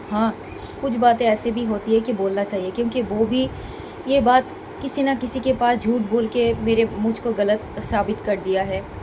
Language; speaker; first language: Hindi; non-native, local second language; Bangla